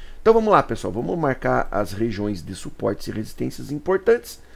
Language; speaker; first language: Portuguese; native; Portuguese